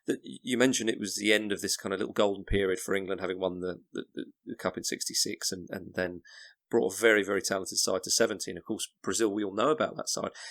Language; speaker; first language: English; native; English